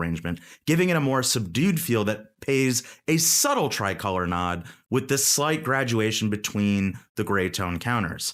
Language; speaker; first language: English; native; English